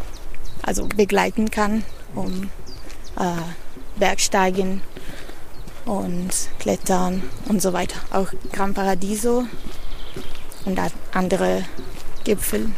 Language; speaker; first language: German; non-native, fluent; Italian